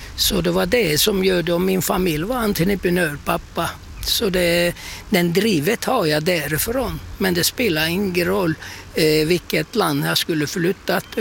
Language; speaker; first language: Swedish; non-native, fluent; Turkish